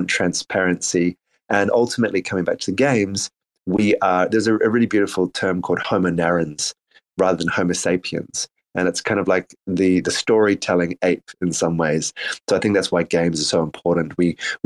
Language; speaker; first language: English; native; English